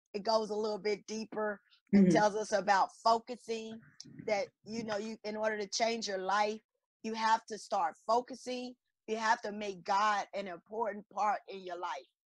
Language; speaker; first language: English; native; English